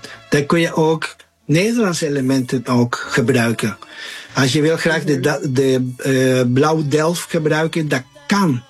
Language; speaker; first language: Dutch; early bilingual, other home language; Spanish